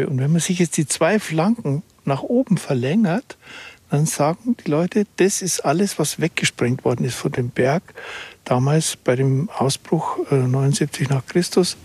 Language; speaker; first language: German; native; German